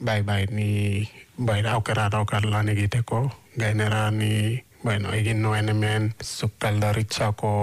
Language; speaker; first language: Basque; non-native, learner; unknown